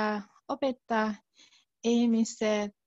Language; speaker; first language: Finnish; non-native, learner; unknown